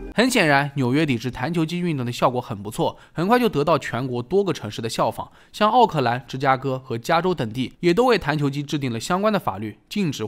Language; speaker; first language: Chinese; native; Chinese